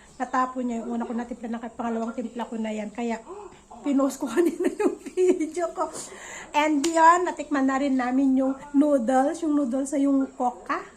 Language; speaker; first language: Filipino; native; Filipino